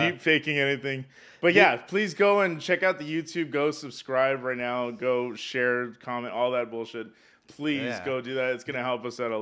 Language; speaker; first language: English; native; English